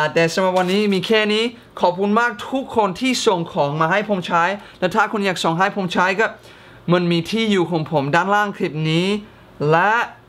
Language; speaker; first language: Thai; non-native, fluent; English